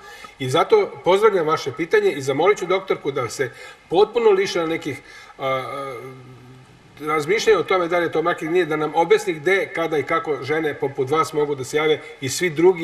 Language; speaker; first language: Croatian; native; Croatian